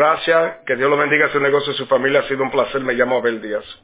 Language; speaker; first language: Spanish; early bilingual, heritage; Spanish